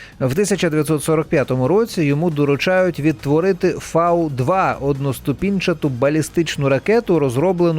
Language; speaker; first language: Ukrainian; native; Ukrainian